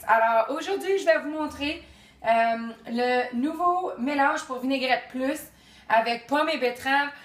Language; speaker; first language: French; native; French